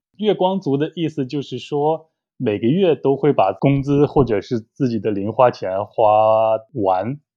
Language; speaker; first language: Chinese; native; Chinese